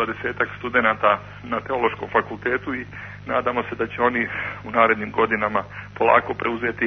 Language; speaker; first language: Croatian; native; Croatian